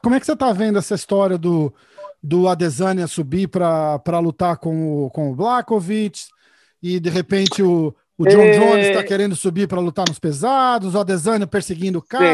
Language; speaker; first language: Portuguese; native; Portuguese